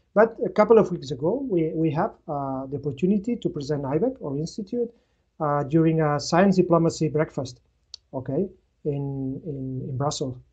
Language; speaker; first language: English; non-native, fluent; Spanish